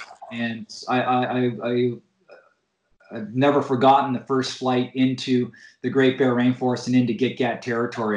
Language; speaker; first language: English; native; English